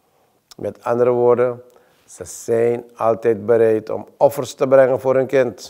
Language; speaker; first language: Dutch; native; Dutch